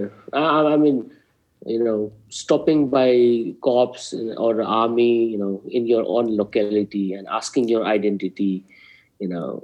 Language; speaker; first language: English; non-native, local second language; Manipuri